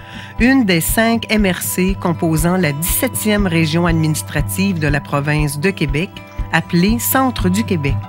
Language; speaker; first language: French; native; French